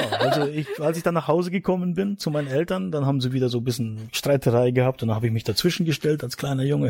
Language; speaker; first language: German; native; German